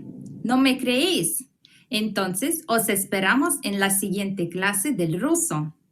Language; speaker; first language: Spanish; non-native, fluent; Russian